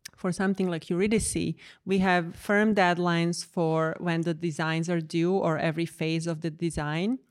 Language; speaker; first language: English; non-native, fluent; Croatian